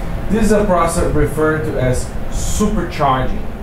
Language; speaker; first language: English; non-native, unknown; Portuguese